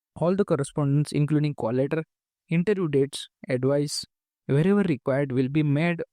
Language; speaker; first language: English; non-native, local second language; Gujarati